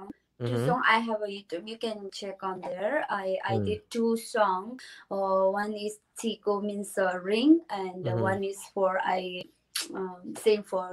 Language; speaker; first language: English; non-native, learner; Tibetan